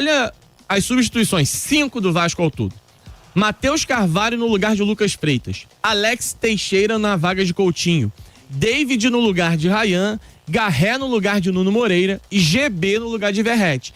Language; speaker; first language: Portuguese; native; Portuguese